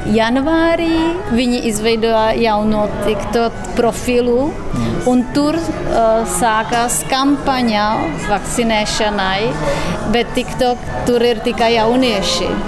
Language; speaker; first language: Latvian; non-native, fluent; Czech